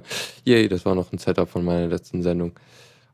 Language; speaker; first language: German; native; German